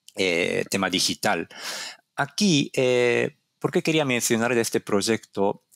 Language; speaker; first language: Spanish; non-native, fluent; Japanese